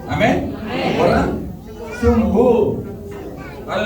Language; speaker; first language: Indonesian; non-native, learner; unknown